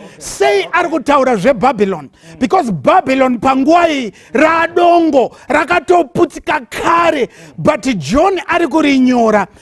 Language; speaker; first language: Shona; native; Shona